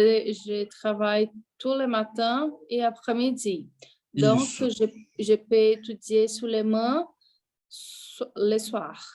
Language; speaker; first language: French; non-native, learner; Portuguese